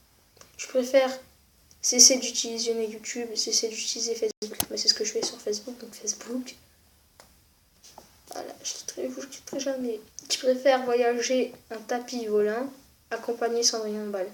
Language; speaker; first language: French; native; French